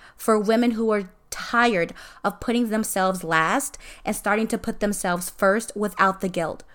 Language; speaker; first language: English; native; English